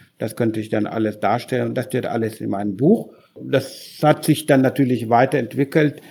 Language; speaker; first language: German; non-native, fluent; Wolof